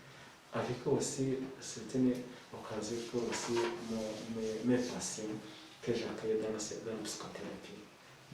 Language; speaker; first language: French; non-native, local second language; Rundi